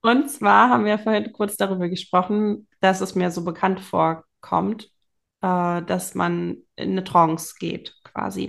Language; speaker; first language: German; native; German